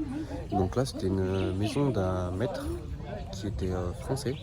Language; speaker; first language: French; native; French